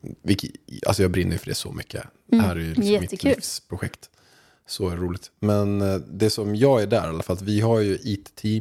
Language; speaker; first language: Swedish; native; Swedish